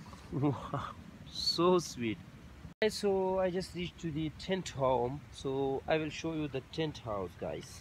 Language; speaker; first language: English; non-native, local second language; Urdu